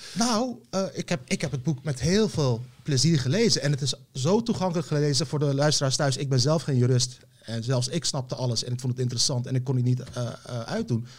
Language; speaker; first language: Dutch; early bilingual, other home language; Turkish